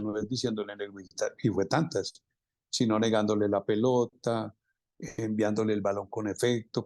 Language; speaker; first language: Spanish; native; Spanish